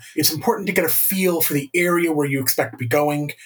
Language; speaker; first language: English; native; English